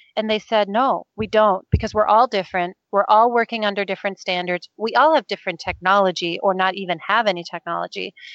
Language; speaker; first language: English; non-native, fluent; Danish